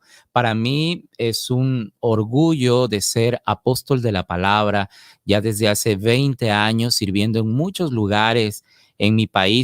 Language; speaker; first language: Spanish; native; Spanish